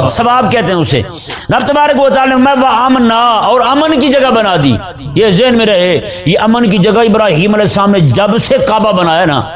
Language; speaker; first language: Urdu; non-native, local second language; Punjabi